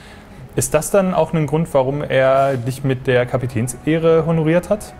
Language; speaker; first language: German; native; German